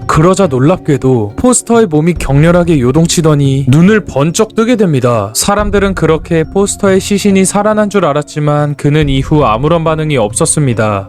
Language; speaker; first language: Korean; native; Korean